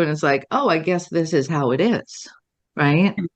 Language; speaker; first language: English; native; English